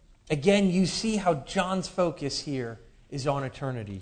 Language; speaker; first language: English; native; English